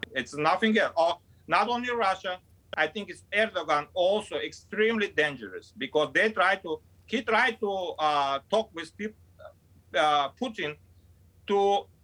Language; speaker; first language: English; non-native, fluent; Azerbaijani